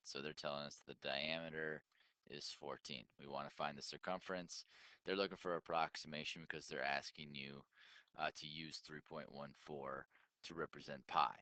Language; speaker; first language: English; native; English